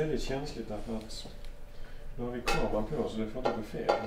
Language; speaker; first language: Swedish; native; Swedish